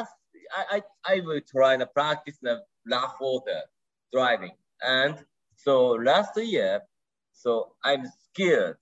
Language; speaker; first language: English; non-native, learner; Japanese